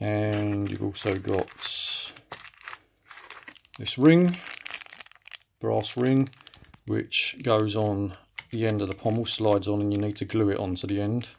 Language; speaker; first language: English; native; English